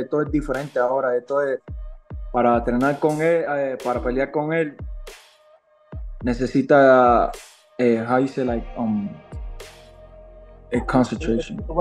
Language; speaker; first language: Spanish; early bilingual, heritage; Spanish